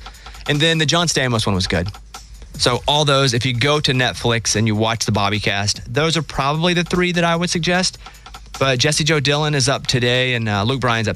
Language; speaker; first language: English; native; English